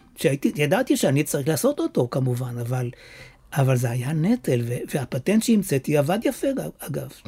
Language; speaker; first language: Hebrew; native; Hebrew